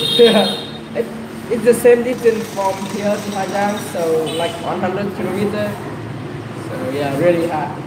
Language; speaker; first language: English; non-native, learner; Vietnamese